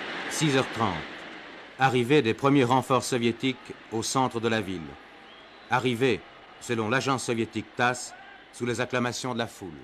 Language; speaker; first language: French; native; French